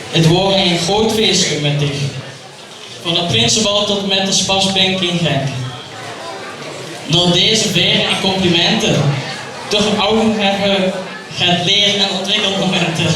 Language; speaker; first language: Dutch; native; Dutch